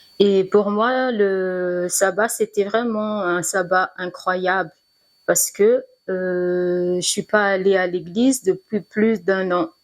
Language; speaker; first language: French; non-native, local second language; Malagasy